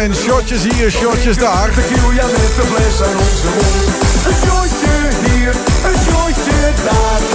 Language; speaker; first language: Dutch; native; Dutch